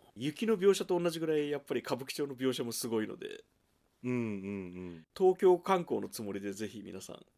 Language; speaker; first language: Japanese; native; Japanese